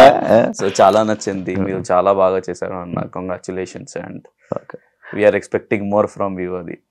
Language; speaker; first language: Telugu; non-native, learner; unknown